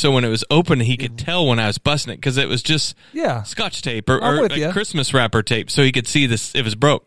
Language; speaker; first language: English; native; English